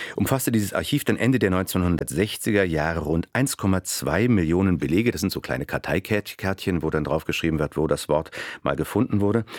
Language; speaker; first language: German; native; German